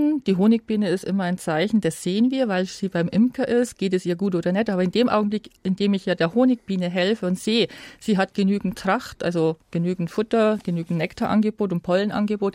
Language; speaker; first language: German; native; German